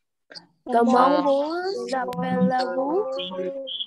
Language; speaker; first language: French; non-native, learner; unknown